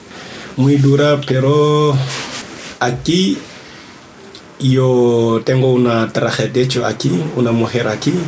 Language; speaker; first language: Spanish; non-native, learner; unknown